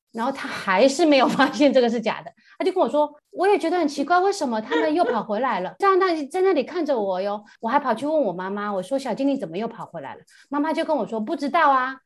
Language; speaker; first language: Chinese; native; Chinese